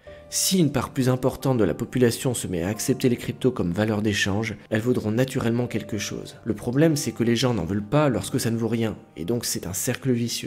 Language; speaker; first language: French; native; French